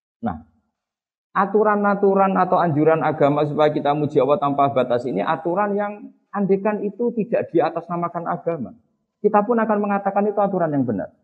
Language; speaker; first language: Indonesian; non-native, local second language; Javanese